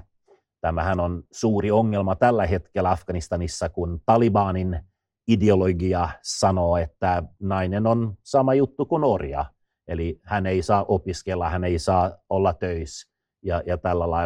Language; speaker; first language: Finnish; non-native, fluent; Swedish